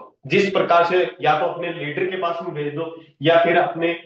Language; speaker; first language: Hindi; native; Hindi